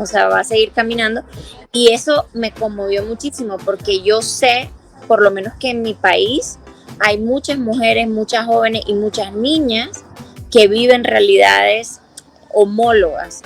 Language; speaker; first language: Spanish; native; Spanish